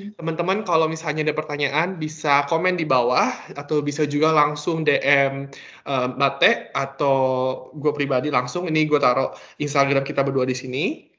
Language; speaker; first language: Indonesian; native; Indonesian